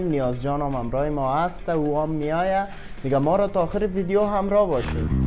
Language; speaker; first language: Persian; native; Persian